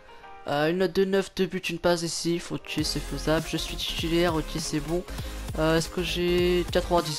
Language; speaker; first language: French; native; French